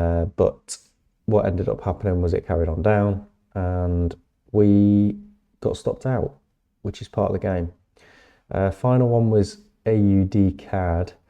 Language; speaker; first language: English; native; English